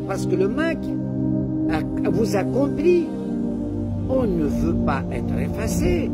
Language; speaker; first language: French; non-native, local second language; Kabyle